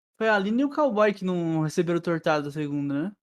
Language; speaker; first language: Portuguese; native; Portuguese